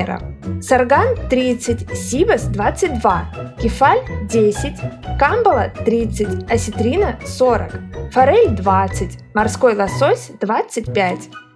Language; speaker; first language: Russian; native; Russian